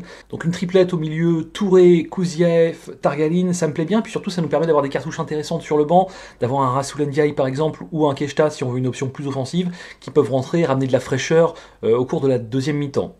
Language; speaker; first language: French; native; French